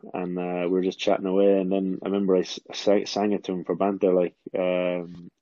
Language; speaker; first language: English; native; English